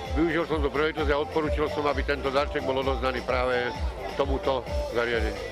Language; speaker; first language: Slovak; native; Slovak